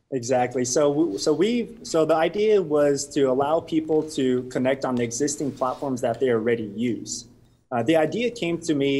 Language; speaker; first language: English; native; English